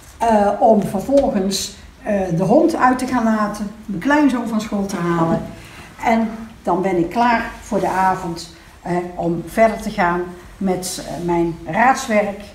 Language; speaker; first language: Dutch; native; Dutch